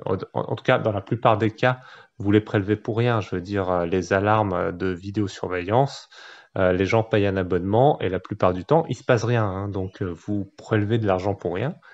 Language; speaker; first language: French; native; French